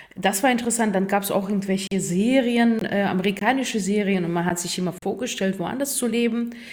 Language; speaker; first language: German; non-native, fluent; Russian